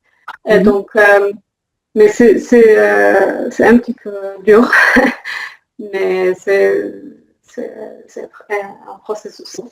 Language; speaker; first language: French; non-native, learner; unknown